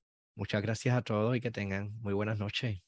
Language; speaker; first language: Spanish; native; Spanish